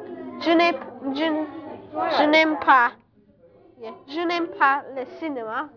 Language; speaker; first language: French; non-native, learner; English